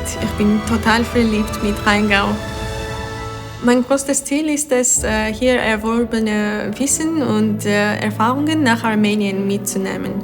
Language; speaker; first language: German; non-native, fluent; Armenian